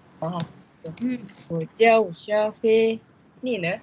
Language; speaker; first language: Chinese; non-native, learner; Malay